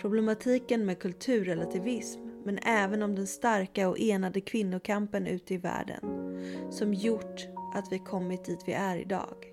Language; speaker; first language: Swedish; native; Swedish